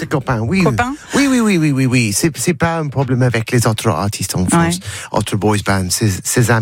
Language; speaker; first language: French; non-native, learner; English